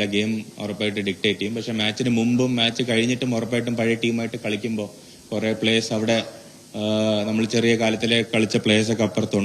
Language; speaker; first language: Malayalam; native; Malayalam